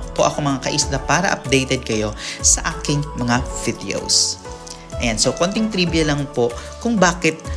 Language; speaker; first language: Filipino; non-native, local second language; Bikol